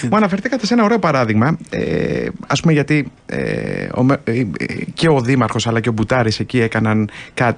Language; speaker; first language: Greek; native; Greek